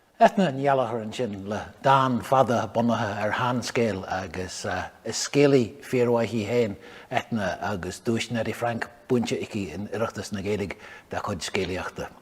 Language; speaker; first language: Irish; native; Irish